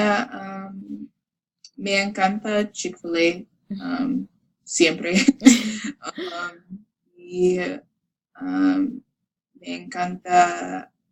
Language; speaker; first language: Spanish; non-native, learner; English